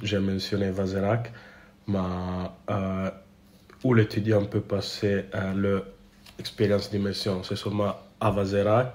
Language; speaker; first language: French; non-native, learner; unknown